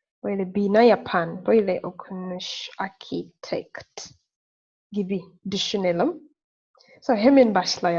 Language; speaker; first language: Turkish; non-native, fluent; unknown